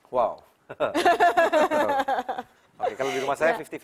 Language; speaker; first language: Indonesian; native; Indonesian